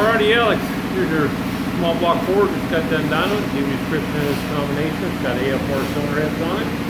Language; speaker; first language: English; native; English